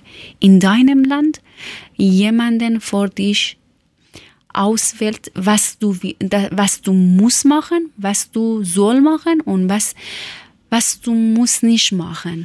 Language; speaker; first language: German; non-native, learner; Persian